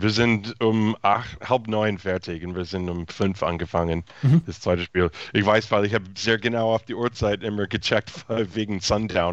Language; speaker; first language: German; non-native, fluent; English